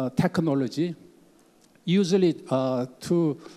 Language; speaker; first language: English; non-native, fluent; Korean